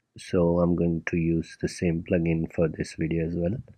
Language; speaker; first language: English; non-native, local second language; Gujarati